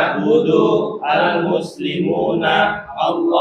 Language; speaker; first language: Arabic; non-native, learner; Indonesian